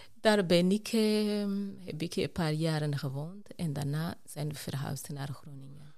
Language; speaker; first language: Dutch; non-native, fluent; Rundi